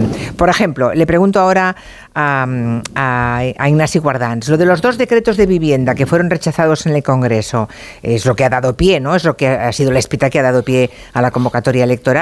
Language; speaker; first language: Spanish; native; Spanish